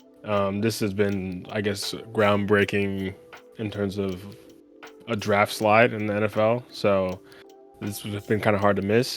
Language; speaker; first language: English; native; English